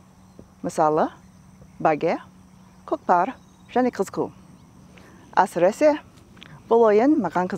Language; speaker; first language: Kazakh; non-native, learner; English